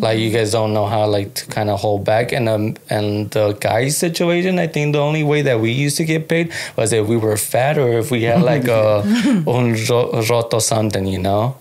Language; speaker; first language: English; early bilingual, other home language; Spanish